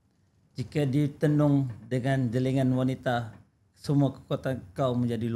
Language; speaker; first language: Malay; native; Malay